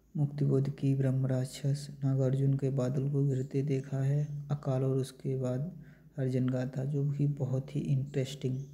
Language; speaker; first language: Hindi; native; Hindi